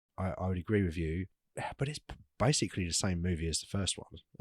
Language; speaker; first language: English; native; English